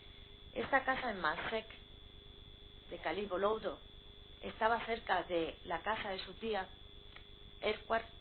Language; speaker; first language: Spanish; native; Spanish